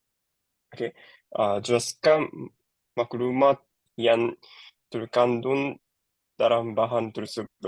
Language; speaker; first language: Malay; non-native, learner; Japanese